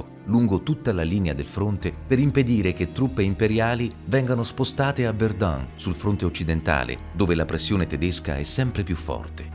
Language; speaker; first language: Italian; native; Italian